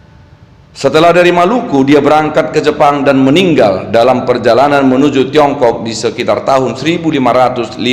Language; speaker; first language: Indonesian; native; Indonesian